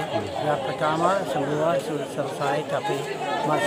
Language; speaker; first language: Indonesian; non-native, fluent; English